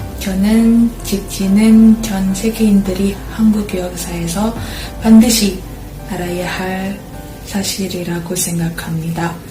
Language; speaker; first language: Korean; non-native, fluent; Indonesian